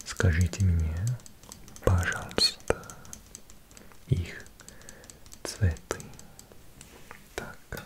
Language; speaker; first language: Russian; non-native, learner; Welsh